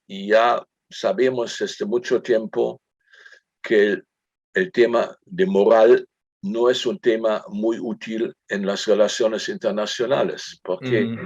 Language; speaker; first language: Spanish; non-native, fluent; German